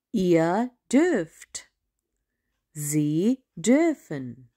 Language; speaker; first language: German; non-native, fluent; Hindi